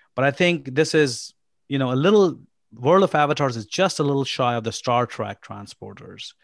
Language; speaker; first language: English; non-native, local second language; Urdu